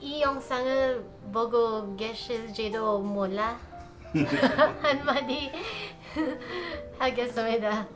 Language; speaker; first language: Korean; non-native, learner; Filipino